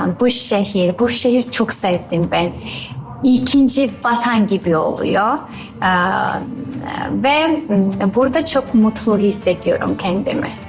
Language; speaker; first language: Turkish; non-native, learner; Georgian